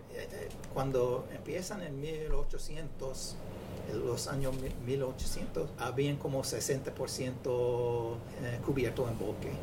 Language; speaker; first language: Spanish; non-native, fluent; English